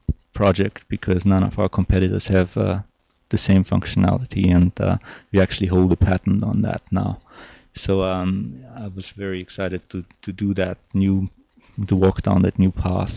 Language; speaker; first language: English; non-native, fluent; German